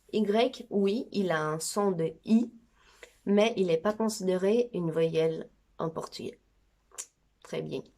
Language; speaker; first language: French; non-native, fluent; Portuguese